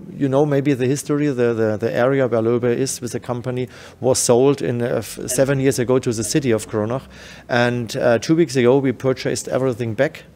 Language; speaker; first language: English; non-native, fluent; German